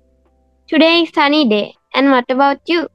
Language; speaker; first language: English; non-native, learner; Sinhala